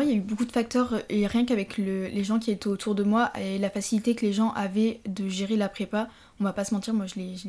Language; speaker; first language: French; native; French